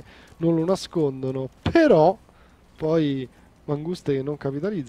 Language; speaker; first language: Italian; native; Italian